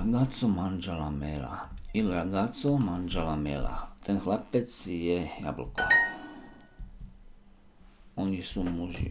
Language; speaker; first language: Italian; non-native, learner; Slovak